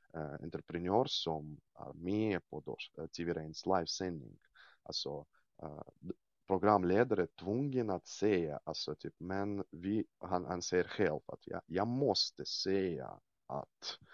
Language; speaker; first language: Swedish; non-native, fluent; Russian